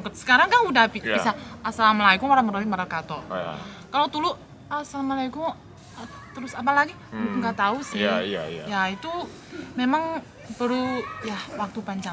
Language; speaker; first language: Indonesian; non-native, fluent; Chinese